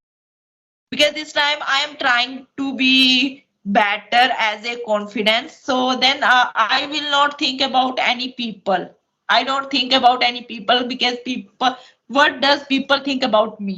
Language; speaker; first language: English; non-native, local second language; Hindi